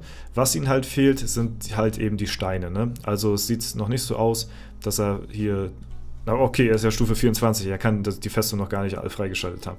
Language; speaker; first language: German; native; German